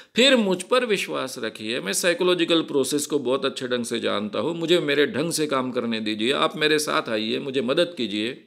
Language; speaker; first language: Hindi; non-native, local second language; Marathi